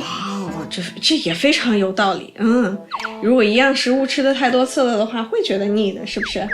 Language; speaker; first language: Chinese; native; Chinese